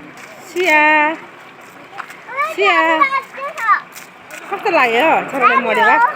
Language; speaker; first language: Nepali; native; Nepali